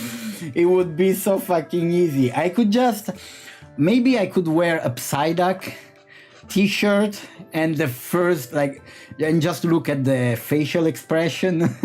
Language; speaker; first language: English; non-native, fluent; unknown